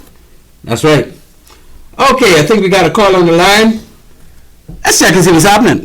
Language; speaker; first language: English; native; English